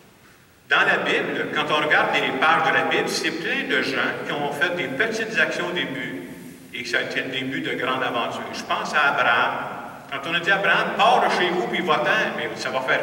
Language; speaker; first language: French; native; French